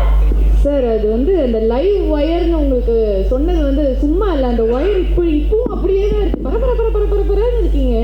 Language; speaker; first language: Tamil; native; Tamil